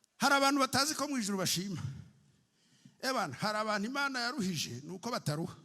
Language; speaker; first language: Kinyarwanda; early bilingual, heritage; Kinyarwanda